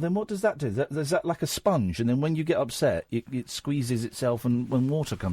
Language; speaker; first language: English; native; English